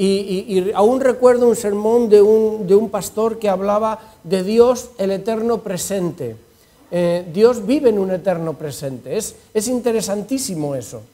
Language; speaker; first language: Spanish; native; Spanish